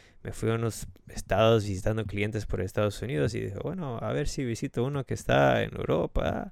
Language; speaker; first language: Spanish; non-native, fluent; English